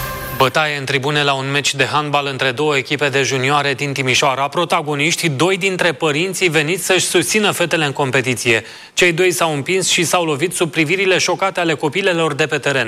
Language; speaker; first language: Romanian; native; Romanian